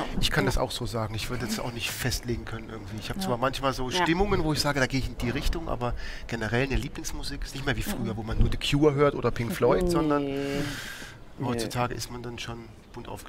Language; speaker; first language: German; native; German